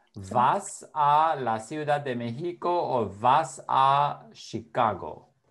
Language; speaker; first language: Spanish; non-native, fluent; English